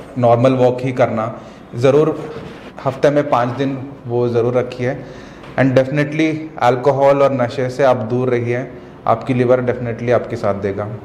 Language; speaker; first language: Hindi; non-native, local second language; Kannada